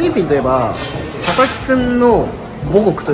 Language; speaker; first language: Japanese; native; Japanese